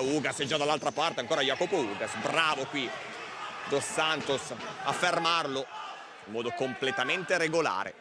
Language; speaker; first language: Italian; native; Italian